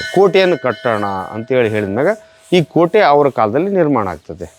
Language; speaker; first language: Kannada; native; Kannada